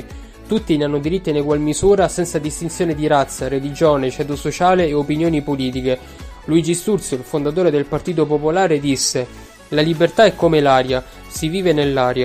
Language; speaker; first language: Italian; native; Italian